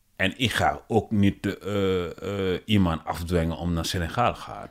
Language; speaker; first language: Dutch; non-native, learner; Wolof